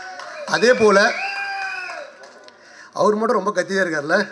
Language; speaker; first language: Tamil; native; Tamil